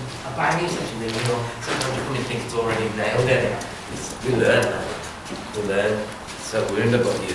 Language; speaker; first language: English; native; English